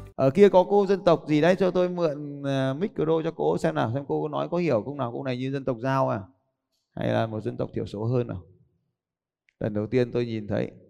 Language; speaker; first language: Vietnamese; native; Vietnamese